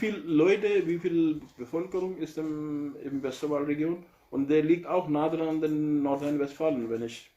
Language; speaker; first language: German; non-native, learner; Urdu